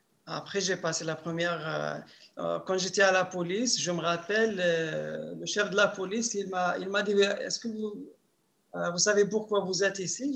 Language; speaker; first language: French; non-native, local second language; Arabic